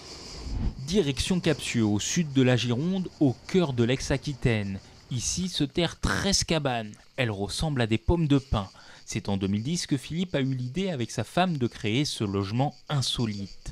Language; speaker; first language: French; native; French